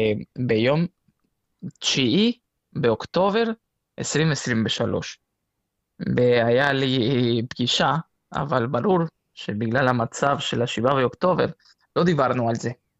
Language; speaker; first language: Hebrew; non-native, fluent; Spanish